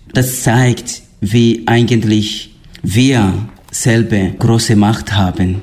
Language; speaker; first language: German; non-native, fluent; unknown